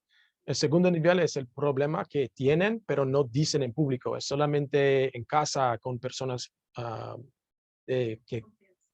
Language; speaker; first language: Spanish; non-native, learner; English